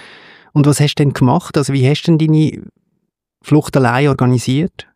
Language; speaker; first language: German; native; German